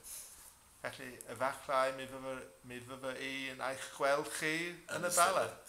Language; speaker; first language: Welsh; non-native, fluent; English